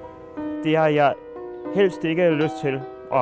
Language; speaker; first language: Danish; native; Danish